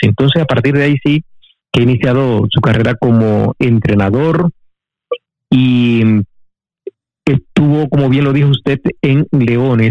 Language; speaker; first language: Spanish; native; Spanish